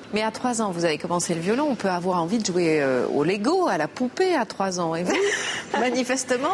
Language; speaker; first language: French; native; French